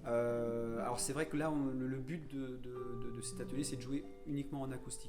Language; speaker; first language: French; native; French